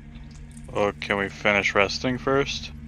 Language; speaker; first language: English; native; English